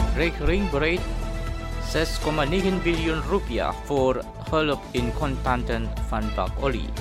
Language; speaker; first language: Dutch; non-native, fluent; Indonesian